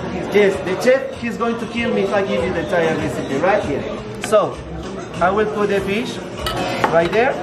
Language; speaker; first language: English; non-native, fluent; Spanish